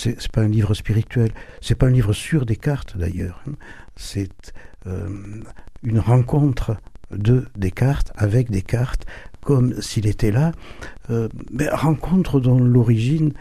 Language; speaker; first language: French; native; French